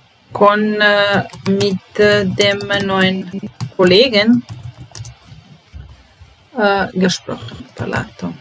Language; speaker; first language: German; non-native, fluent; Italian